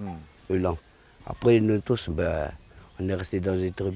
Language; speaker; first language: French; non-native, local second language; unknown